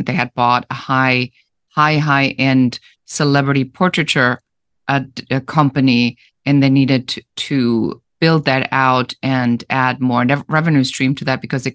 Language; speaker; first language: English; non-native, fluent; German